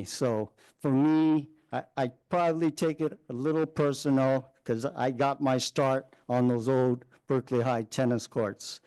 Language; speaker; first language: English; native; English